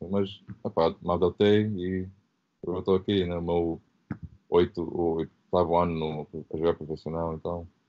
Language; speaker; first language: Portuguese; early bilingual, heritage; Portuguese